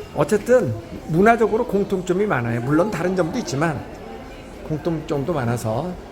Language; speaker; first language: Korean; native; Korean